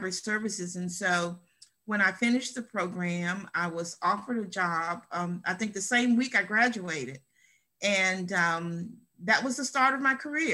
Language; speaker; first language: English; native; English